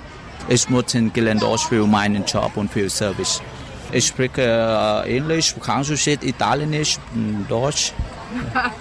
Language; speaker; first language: German; non-native, learner; Vietnamese